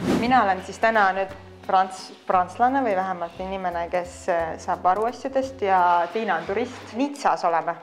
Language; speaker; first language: Estonian; native; Estonian